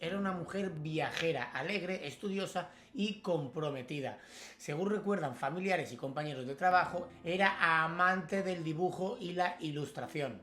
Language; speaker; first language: Spanish; native; Spanish